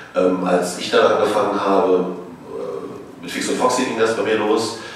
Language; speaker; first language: German; native; German